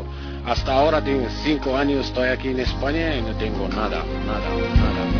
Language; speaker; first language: Spanish; non-native, learner; Arabic